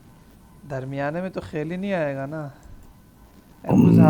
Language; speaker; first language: Persian; non-native, fluent; Urdu